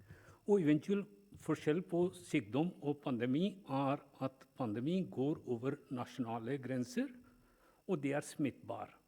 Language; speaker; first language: Norwegian; non-native, fluent; Punjabi